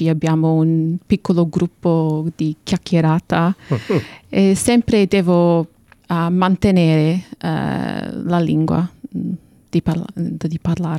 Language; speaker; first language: Italian; non-native, fluent; English